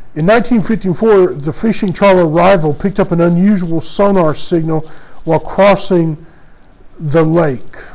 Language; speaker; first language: English; native; English